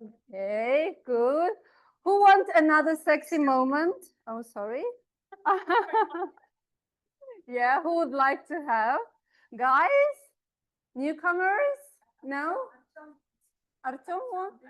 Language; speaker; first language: English; non-native, fluent; Russian